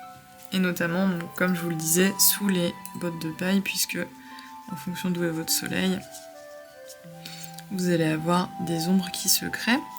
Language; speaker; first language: French; native; French